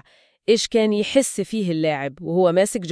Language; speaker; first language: Arabic; native; Arabic